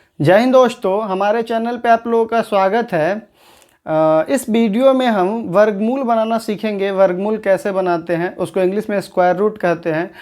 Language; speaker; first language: Hindi; native; Hindi